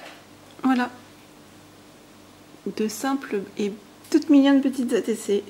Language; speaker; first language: French; native; French